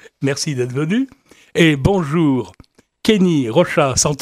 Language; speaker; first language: French; native; French